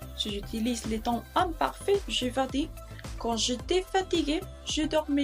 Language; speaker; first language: French; non-native, learner; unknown